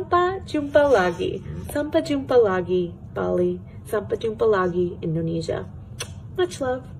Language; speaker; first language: Indonesian; non-native, learner; English